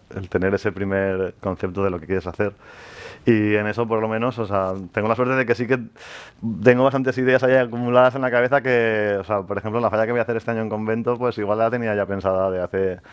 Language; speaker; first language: Spanish; native; Spanish